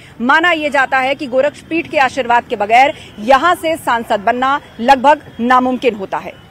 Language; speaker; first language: Hindi; native; Hindi